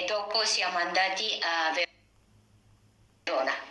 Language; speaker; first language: Italian; non-native, learner; Spanish